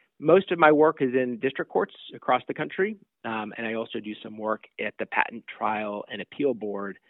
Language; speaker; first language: English; native; English